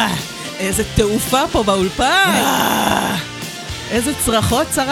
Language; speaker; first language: Hebrew; native; Hebrew